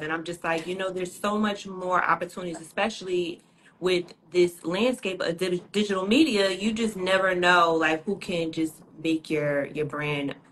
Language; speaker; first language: English; native; English